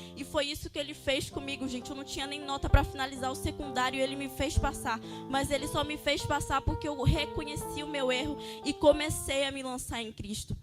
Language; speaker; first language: Portuguese; native; Portuguese